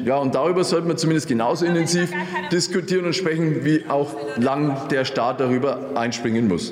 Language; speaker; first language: German; native; German